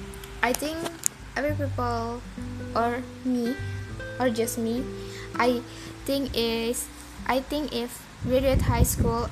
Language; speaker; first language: English; non-native, learner; Indonesian